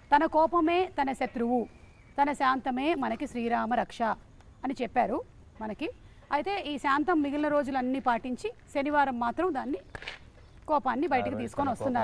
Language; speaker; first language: Telugu; native; Telugu